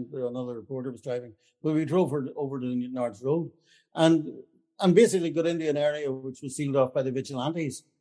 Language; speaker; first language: English; native; English